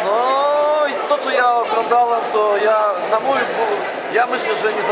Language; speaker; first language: Polish; non-native, learner; Russian